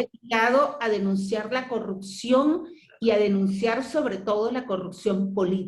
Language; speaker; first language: Spanish; native; Spanish